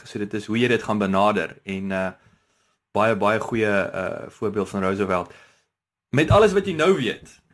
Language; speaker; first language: Afrikaans; native; Afrikaans